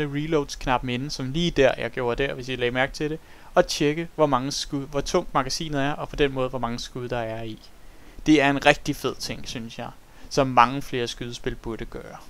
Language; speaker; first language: Danish; native; Danish